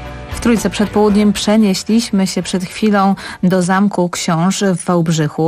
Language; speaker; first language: Polish; native; Polish